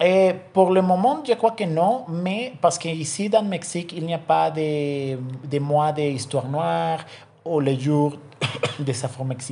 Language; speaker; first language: French; non-native, learner; Spanish